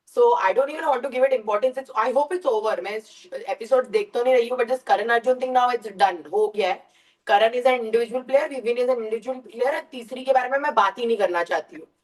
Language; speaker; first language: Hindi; early bilingual, heritage; Hindi